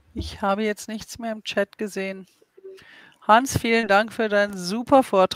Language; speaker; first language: German; native; German